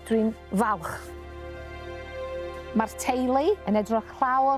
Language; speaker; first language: Welsh; non-native, learner; English